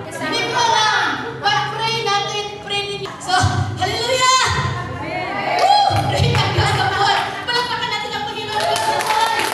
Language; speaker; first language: Filipino; non-native, local second language; Cebuano